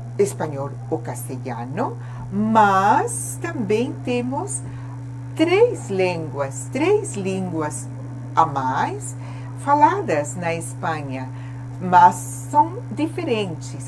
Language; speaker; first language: Portuguese; non-native, fluent; Spanish